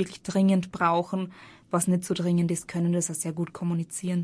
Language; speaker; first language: German; native; German